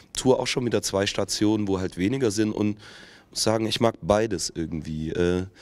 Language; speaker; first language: German; native; German